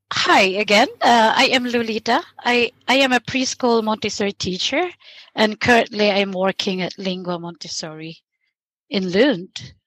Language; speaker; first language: English; non-native, local second language; Filipino